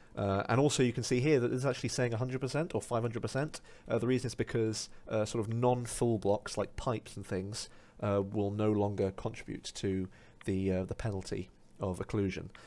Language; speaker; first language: English; native; English